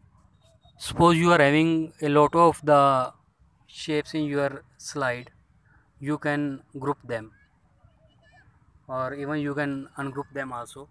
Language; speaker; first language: English; non-native, local second language; Hindi